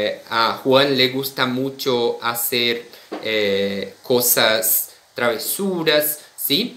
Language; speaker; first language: Spanish; non-native, fluent; Portuguese